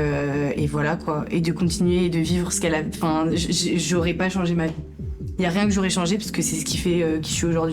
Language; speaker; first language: French; native; French